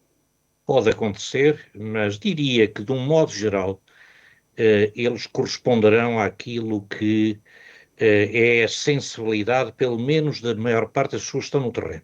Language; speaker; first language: Portuguese; native; Portuguese